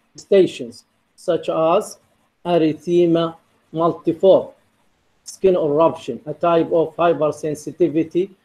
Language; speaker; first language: English; non-native, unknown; Arabic